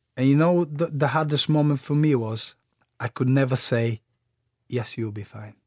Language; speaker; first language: English; non-native, fluent; Bulgarian